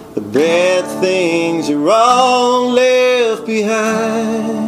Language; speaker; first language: English; native; English